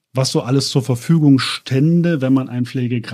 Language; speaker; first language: German; native; German